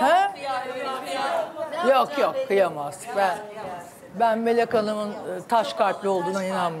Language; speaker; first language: Turkish; native; Turkish